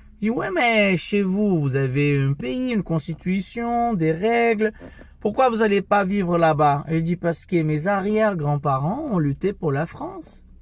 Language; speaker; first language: French; non-native, fluent; Portuguese